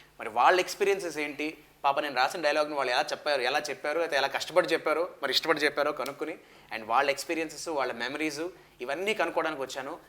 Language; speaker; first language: Telugu; native; Telugu